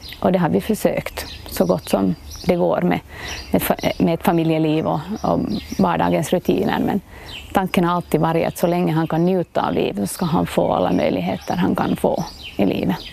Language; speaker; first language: Swedish; native; Swedish